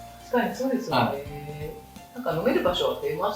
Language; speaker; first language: Japanese; native; Japanese